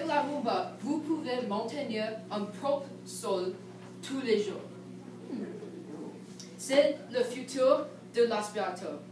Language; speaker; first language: French; non-native, learner; English